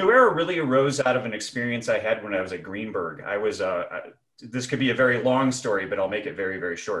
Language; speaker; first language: English; native; English